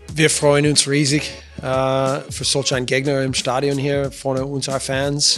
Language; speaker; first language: German; non-native, learner; English